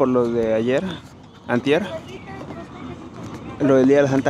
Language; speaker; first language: Spanish; native; Spanish